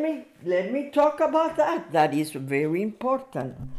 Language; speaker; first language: English; non-native, fluent; Spanish